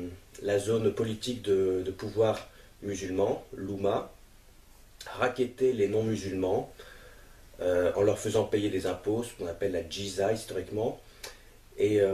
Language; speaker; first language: French; native; French